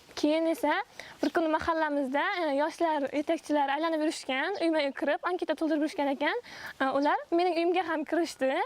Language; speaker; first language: Uzbek; native; Uzbek